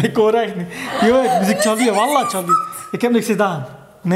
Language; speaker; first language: Dutch; early bilingual, other home language; Turkish